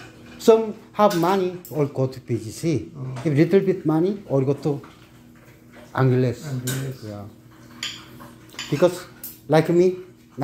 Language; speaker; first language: English; non-native, learner; Korean